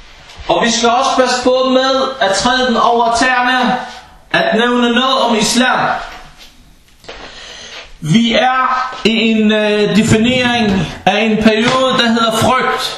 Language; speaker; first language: Danish; early bilingual, other home language; Arabic